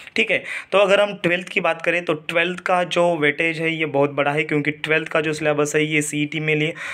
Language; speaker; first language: Hindi; non-native, local second language; Marathi